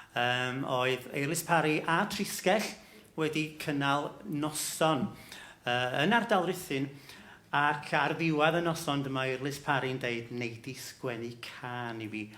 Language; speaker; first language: Welsh; native; Welsh